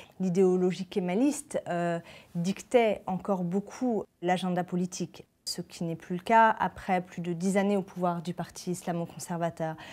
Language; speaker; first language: French; native; French